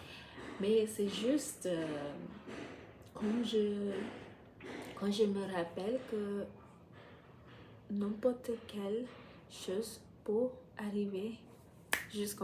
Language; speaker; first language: French; non-native, fluent; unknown